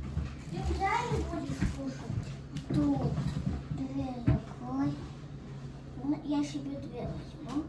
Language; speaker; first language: Russian; early bilingual, other home language; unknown